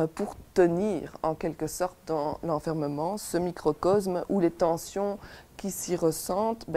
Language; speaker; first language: French; native; French